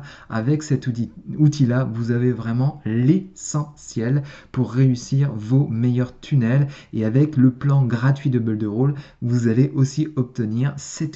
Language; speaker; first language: French; native; French